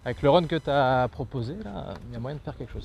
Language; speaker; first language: French; native; French